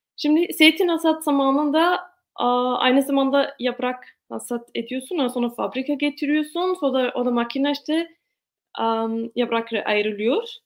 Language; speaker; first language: Turkish; non-native, fluent; German